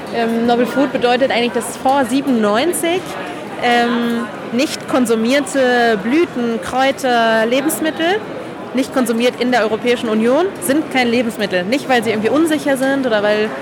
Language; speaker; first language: German; non-native, fluent; Catalan